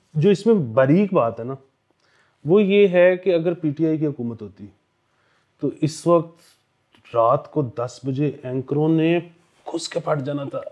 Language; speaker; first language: Urdu; native; Urdu